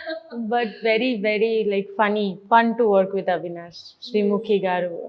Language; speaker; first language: Telugu; non-native, fluent; Bangla